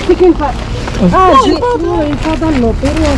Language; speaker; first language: Spanish; non-native, learner; Arabic